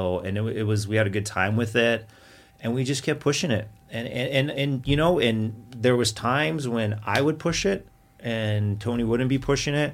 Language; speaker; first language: English; native; English